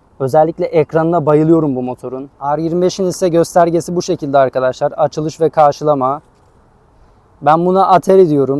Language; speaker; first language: Turkish; native; Turkish